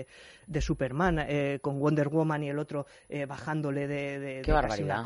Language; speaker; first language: Spanish; native; Spanish